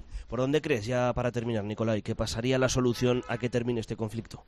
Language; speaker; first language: Spanish; native; Spanish